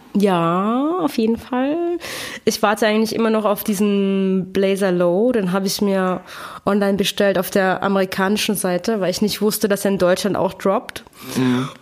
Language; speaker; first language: German; native; German